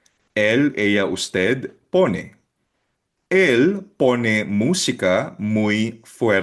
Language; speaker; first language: Spanish; non-native, fluent; Filipino